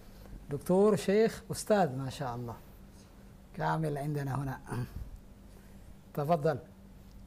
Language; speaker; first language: Arabic; non-native, fluent; Indonesian